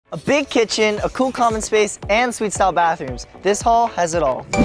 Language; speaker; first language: English; native; English